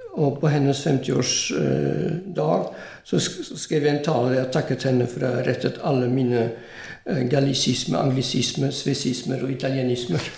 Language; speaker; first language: Norwegian; non-native, fluent; French